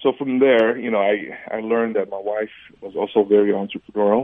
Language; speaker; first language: English; early bilingual, other home language; Indonesian